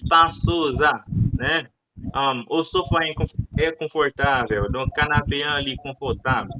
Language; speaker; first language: Portuguese; non-native, learner; Haitian Creole